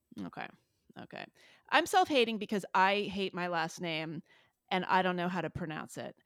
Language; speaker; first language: English; native; English